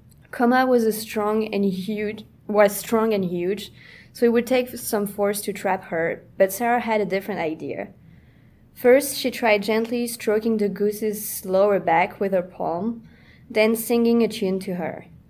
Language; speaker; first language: English; non-native, fluent; French